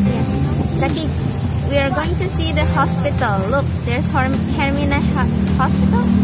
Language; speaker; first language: English; non-native, learner; Indonesian